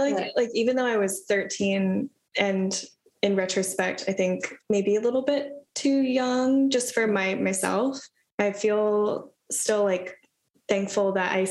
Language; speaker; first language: English; native; English